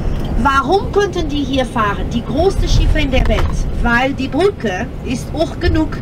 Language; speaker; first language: German; non-native, fluent; Portuguese